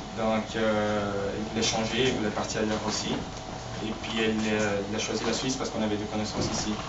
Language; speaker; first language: French; non-native, fluent; Portuguese